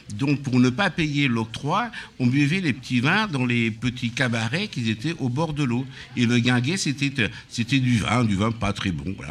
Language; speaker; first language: French; native; French